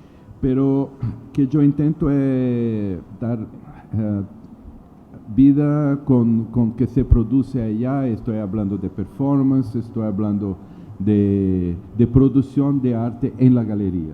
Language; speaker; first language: Spanish; non-native, learner; Portuguese